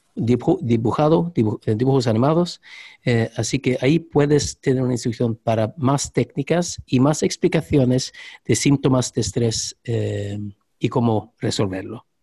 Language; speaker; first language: Spanish; non-native, learner; Swedish